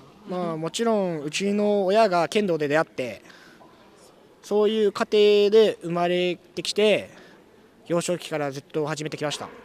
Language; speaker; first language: Japanese; non-native, fluent; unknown